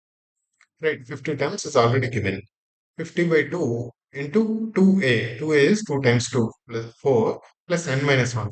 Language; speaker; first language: English; non-native, local second language; Telugu